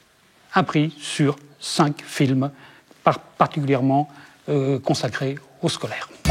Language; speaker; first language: French; native; French